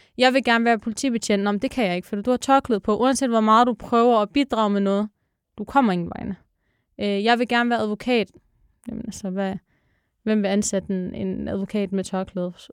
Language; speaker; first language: Danish; early bilingual, other home language; Arabic